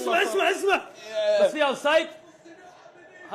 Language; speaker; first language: Arabic; native; Arabic